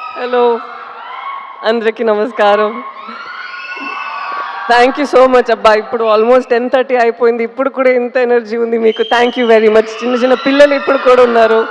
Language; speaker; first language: Telugu; non-native, fluent; Tamil